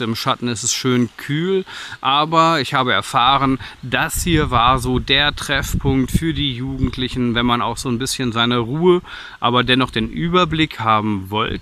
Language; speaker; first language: German; native; German